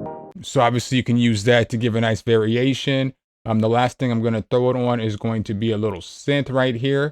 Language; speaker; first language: English; native; English